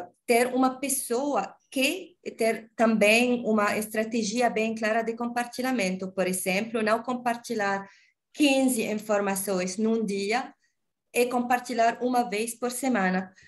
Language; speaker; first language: Portuguese; non-native, learner; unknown